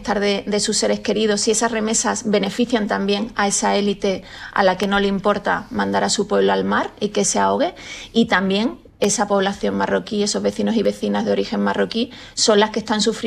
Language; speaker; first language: Spanish; native; Spanish